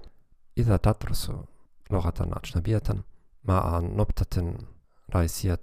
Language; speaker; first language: Arabic; non-native, learner; German